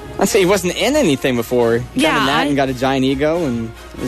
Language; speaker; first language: English; native; English